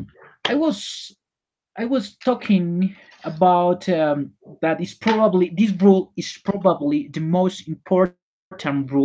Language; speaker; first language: English; non-native, learner; Spanish